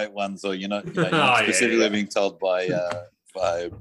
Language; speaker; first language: English; native; English